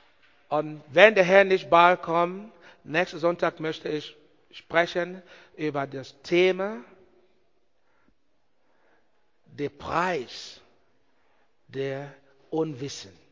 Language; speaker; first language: German; non-native, learner; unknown